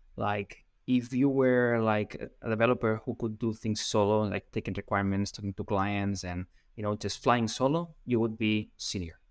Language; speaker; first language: English; non-native, fluent; Spanish